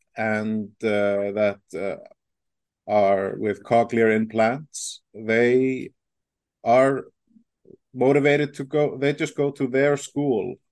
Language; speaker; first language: English; non-native, fluent; Icelandic